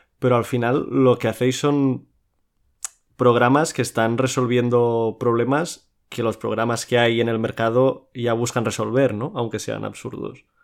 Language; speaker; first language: Spanish; non-native, local second language; Catalan